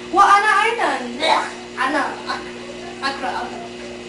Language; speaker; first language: Arabic; non-native, learner; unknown